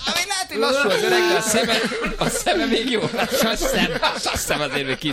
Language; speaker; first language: Hungarian; native; Hungarian